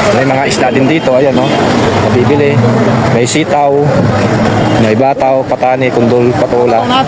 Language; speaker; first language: Filipino; non-native, local second language; Pampanga